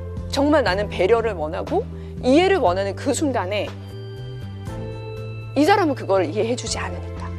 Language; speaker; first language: Korean; native; Korean